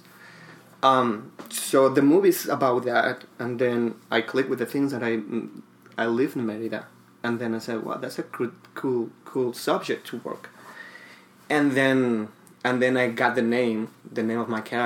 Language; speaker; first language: English; non-native, fluent; Spanish